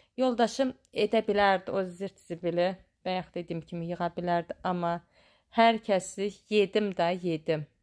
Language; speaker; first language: Azerbaijani; native; Azerbaijani